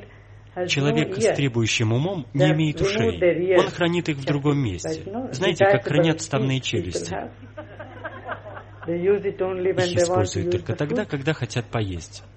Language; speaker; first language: Russian; native; Russian